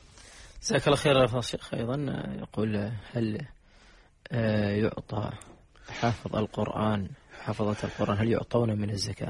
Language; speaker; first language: Arabic; native; Arabic